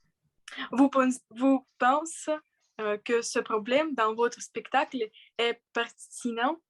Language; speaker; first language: French; non-native, learner; Russian